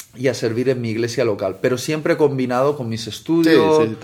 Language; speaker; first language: Spanish; native; Spanish